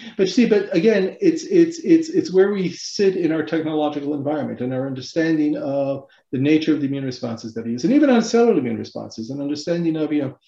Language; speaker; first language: English; native; English